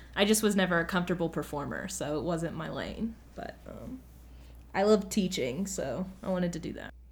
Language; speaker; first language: English; native; English